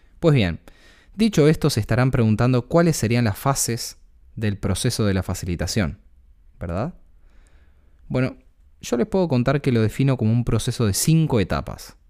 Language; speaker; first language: Spanish; native; Spanish